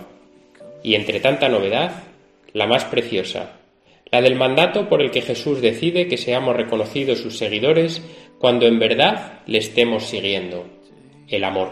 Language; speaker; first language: Spanish; native; Spanish